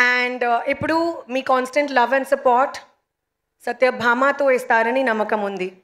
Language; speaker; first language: Telugu; non-native, learner; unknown